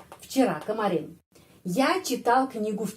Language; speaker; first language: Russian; non-native, fluent; Indonesian